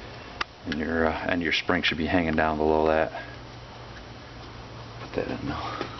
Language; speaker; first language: English; native; English